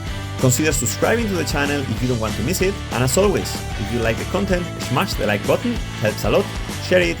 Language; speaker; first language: English; non-native, fluent; Spanish